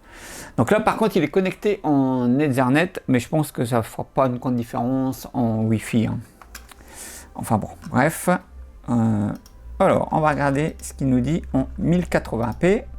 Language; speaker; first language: French; native; French